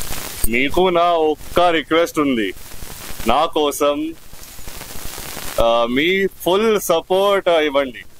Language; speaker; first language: Telugu; non-native, learner; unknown